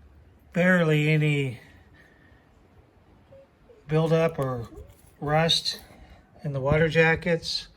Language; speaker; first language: English; native; English